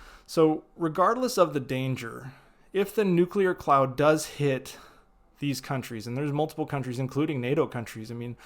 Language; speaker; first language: English; native; English